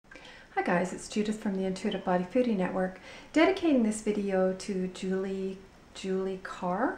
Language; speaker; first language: English; native; English